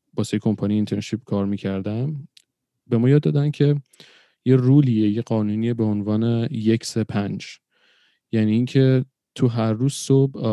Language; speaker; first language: Persian; early bilingual, other home language; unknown